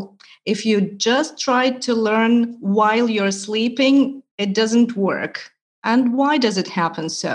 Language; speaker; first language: English; non-native, fluent; Russian